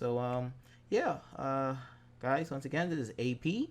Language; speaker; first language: English; native; English